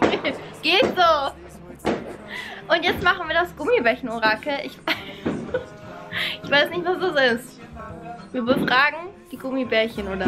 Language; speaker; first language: German; native; German